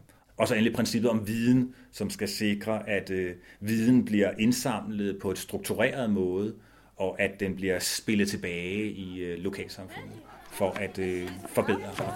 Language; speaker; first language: Danish; native; Danish